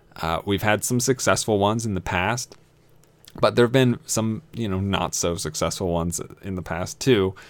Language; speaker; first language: English; native; English